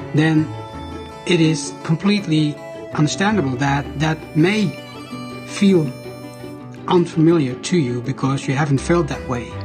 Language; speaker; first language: English; non-native, fluent; Dutch